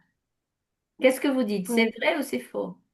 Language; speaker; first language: French; non-native, fluent; Spanish